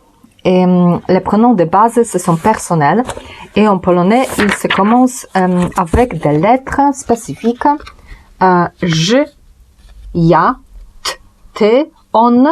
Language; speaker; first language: French; non-native, fluent; Polish